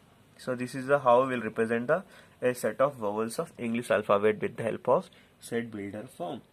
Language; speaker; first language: English; non-native, local second language; Telugu